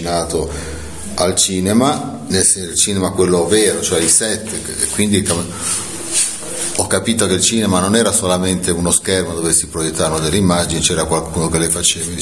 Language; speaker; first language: Italian; native; Italian